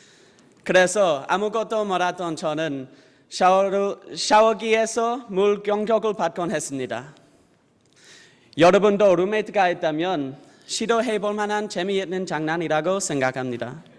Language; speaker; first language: Korean; non-native, fluent; English